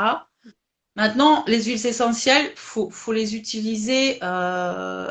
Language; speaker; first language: French; native; French